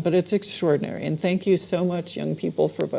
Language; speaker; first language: English; native; English